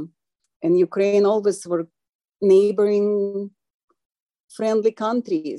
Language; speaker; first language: English; non-native, fluent; Ukrainian